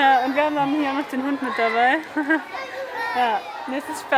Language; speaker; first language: German; native; German